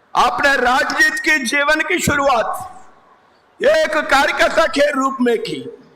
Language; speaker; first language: Hindi; non-native, local second language; Telugu